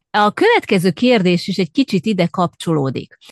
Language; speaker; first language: Hungarian; native; Hungarian